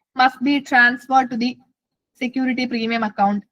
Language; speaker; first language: English; non-native, local second language; Malayalam